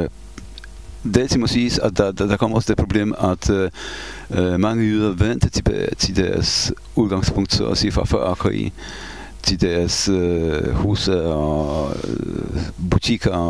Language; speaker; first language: Danish; non-native, fluent; Polish